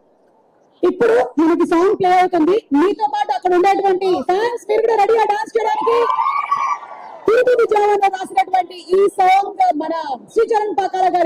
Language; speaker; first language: Telugu; native; Telugu